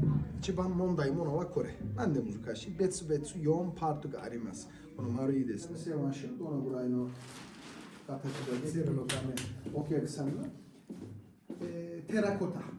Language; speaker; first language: Japanese; non-native, fluent; Turkish